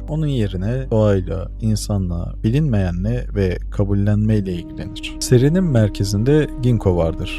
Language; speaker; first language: Turkish; native; Turkish